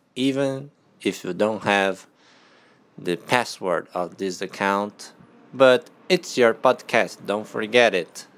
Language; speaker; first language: English; non-native, learner; Portuguese